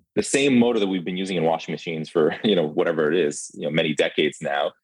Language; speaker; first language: English; early bilingual, other home language; Ukrainian